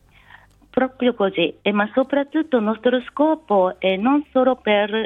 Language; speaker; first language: Italian; non-native, fluent; Japanese